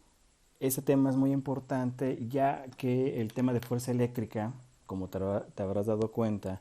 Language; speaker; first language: Spanish; native; Spanish